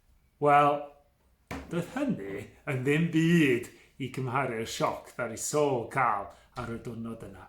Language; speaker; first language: Welsh; native; Welsh